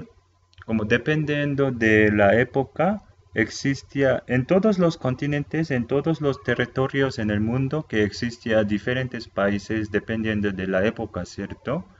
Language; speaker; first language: Spanish; non-native, fluent; Korean